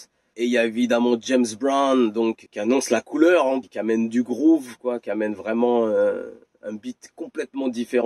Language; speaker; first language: French; native; French